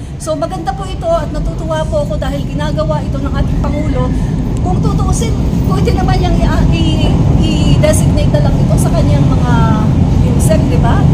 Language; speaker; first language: Filipino; non-native, local second language; Cebuano